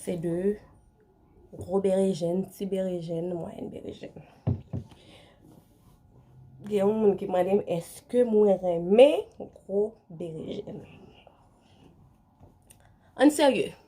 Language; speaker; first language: French; non-native, learner; Haitian Creole